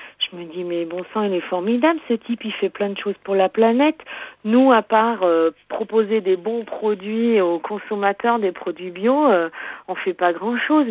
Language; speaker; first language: French; native; French